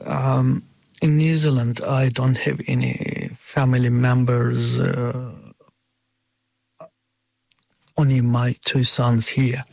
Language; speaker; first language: English; non-native, fluent; Turkish